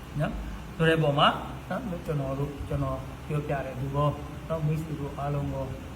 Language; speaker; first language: Burmese; native; Burmese